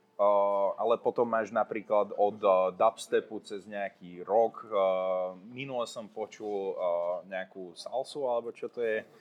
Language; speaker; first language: Slovak; non-native, local second language; Hungarian